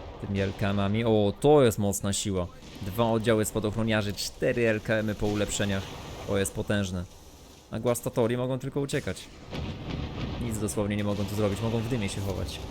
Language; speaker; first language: Polish; native; Polish